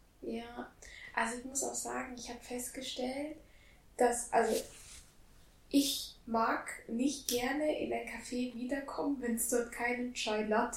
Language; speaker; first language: German; native; German